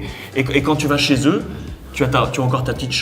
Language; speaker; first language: French; native; French